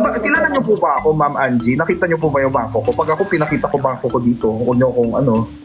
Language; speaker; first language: Filipino; non-native, fluent; Korean